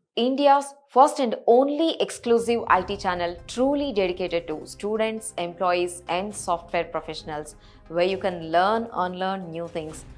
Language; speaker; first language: English; non-native, local second language; Telugu